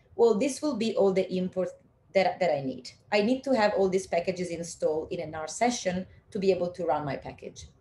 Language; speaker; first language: English; non-native, fluent; Italian